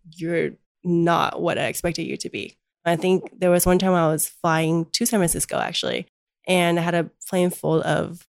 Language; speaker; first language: English; early bilingual, other home language; Chinese